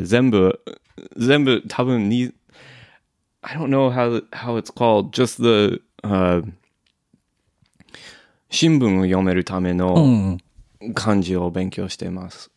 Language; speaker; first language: Japanese; non-native, learner; English